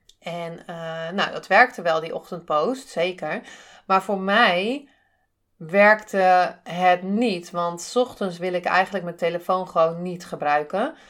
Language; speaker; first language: Dutch; native; Dutch